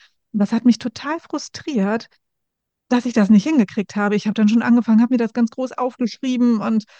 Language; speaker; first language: German; native; German